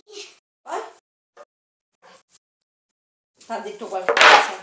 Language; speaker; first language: Italian; native; Italian